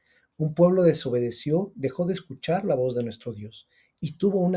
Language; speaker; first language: Spanish; native; Spanish